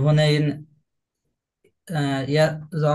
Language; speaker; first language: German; non-native, learner; Bangla